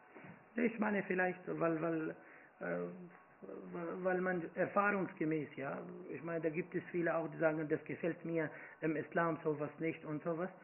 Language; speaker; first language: German; non-native, fluent; Arabic